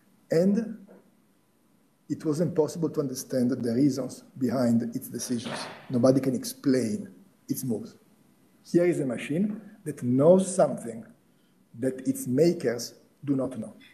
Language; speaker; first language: English; non-native, fluent; Italian